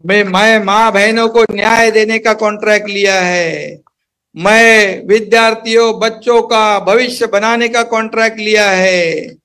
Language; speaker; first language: Hindi; non-native, local second language; Marathi